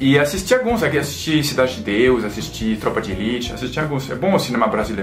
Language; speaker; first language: Portuguese; non-native, fluent; French